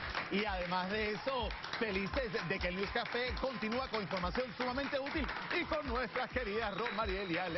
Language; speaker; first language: Spanish; native; Spanish